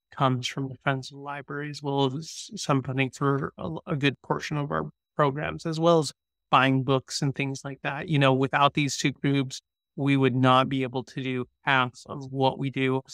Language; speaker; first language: English; native; English